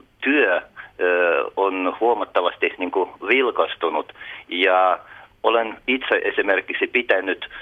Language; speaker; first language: Finnish; early bilingual, heritage; Russian